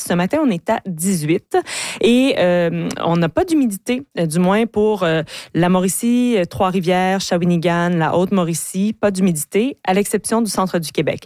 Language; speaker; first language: French; native; French